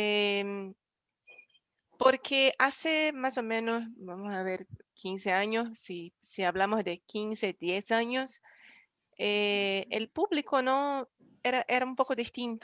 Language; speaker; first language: Spanish; non-native, fluent; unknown